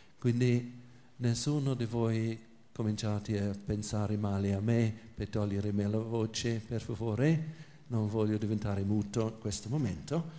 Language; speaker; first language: Italian; non-native, fluent; English